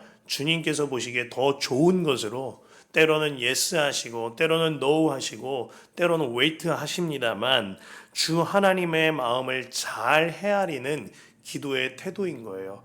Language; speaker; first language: Korean; native; Korean